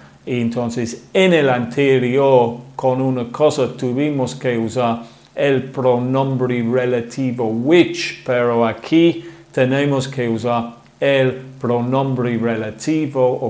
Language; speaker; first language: Spanish; non-native, fluent; English